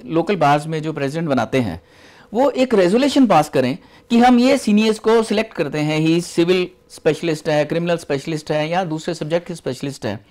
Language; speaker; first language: Hindi; non-native, local second language; Punjabi